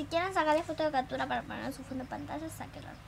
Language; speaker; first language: Spanish; native; Spanish